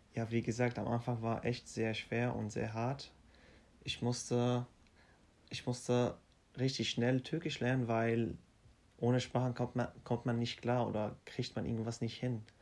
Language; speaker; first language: German; non-native, fluent; Arabic